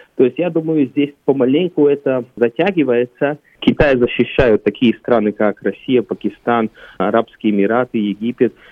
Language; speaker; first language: Russian; non-native, local second language; Latvian